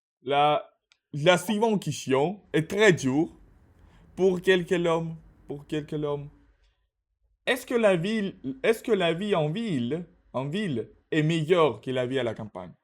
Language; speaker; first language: French; non-native, learner; Russian